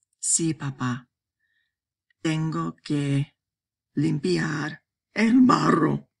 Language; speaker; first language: Spanish; non-native, fluent; English